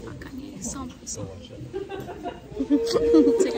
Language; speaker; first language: French; non-native, learner; English